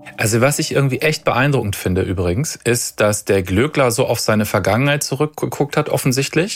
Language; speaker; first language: German; native; German